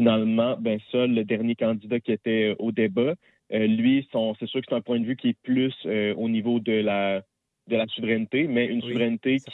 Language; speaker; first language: French; native; French